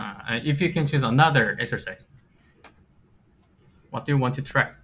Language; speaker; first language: English; non-native, fluent; Korean